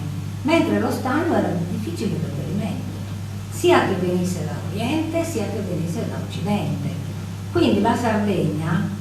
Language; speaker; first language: Italian; native; Italian